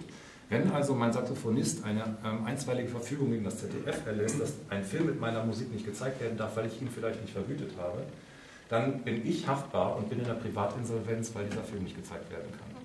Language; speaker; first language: German; native; German